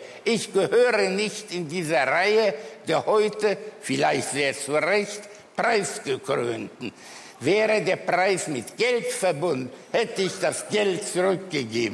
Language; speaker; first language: German; early bilingual, other home language; Polish